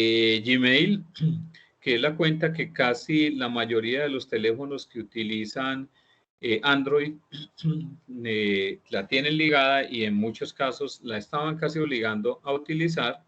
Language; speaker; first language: Spanish; native; Spanish